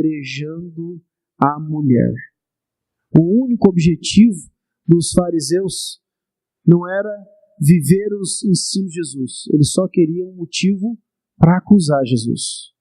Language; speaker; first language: Portuguese; native; Portuguese